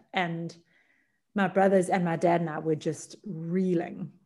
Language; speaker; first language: English; native; English